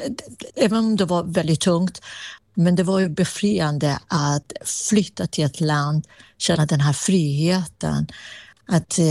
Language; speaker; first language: Swedish; non-native, fluent; Persian